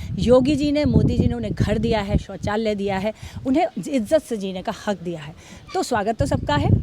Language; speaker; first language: Hindi; native; Hindi